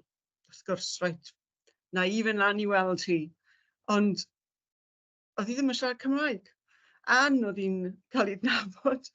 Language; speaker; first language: Welsh; native; Welsh